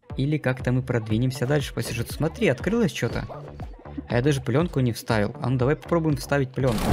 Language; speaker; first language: Russian; native; Russian